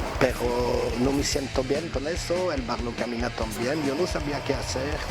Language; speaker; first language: Spanish; non-native, learner; French